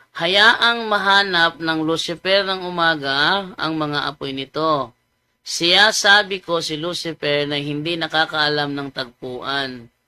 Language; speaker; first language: Filipino; non-native, local second language; Cebuano